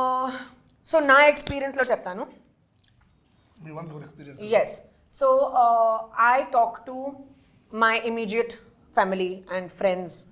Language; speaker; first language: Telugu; non-native, learner; Hindi